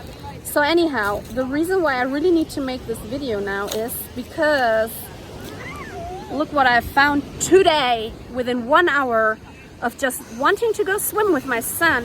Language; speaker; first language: English; non-native, fluent; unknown